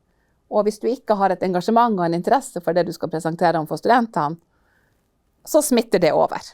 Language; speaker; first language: Norwegian; native; Norwegian